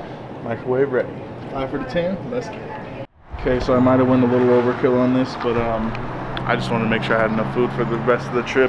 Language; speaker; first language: English; native; English